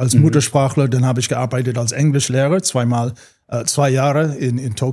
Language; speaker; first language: German; non-native, fluent; English